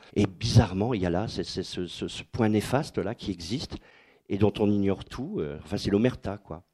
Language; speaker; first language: French; native; French